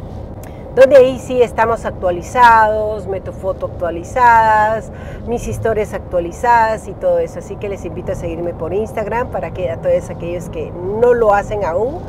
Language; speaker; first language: Spanish; native; Spanish